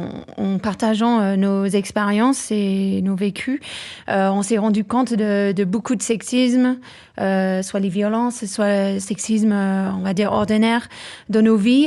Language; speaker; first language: French; non-native, fluent; English